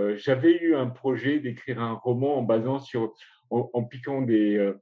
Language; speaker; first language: French; non-native, local second language; Malagasy